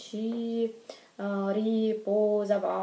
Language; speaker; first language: Italian; non-native, learner; Russian